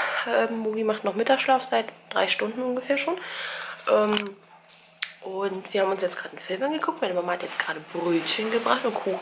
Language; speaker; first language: German; native; German